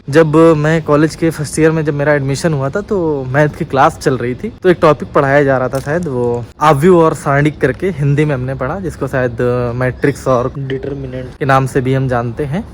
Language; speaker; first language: Hindi; native; Hindi